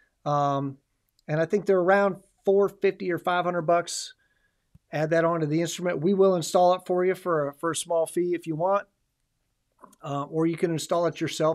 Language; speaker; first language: English; native; English